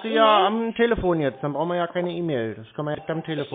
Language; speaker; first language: German; native; German